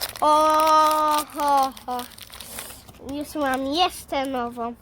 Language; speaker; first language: Polish; early bilingual, heritage; Polish